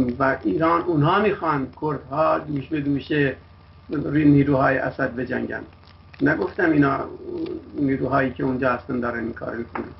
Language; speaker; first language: Persian; non-native, local second language; Kurdish